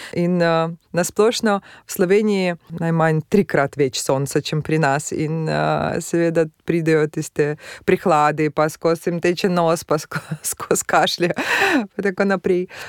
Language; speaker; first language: Slovenian; non-native, fluent; Russian